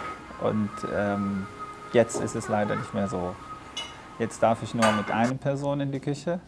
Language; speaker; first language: German; non-native, fluent; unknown